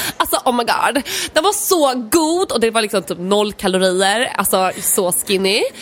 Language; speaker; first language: Swedish; early bilingual, other home language; Polish